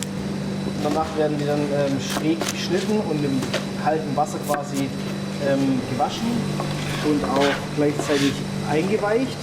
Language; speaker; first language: German; native; German